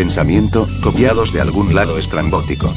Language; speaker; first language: Spanish; native; Spanish